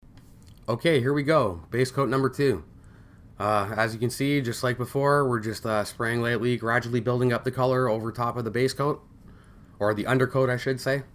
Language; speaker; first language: English; native; English